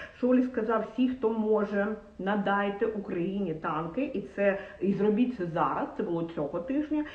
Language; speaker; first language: Ukrainian; non-native, local second language; Russian